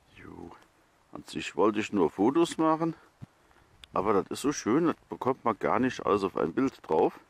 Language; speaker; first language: German; native; German